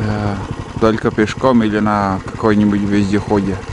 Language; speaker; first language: Russian; native; Russian